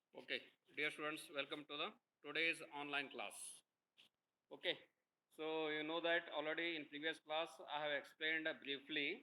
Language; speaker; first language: English; non-native, local second language; Kannada